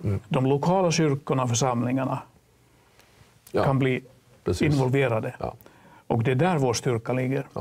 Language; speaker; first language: Swedish; non-native, fluent; Finnish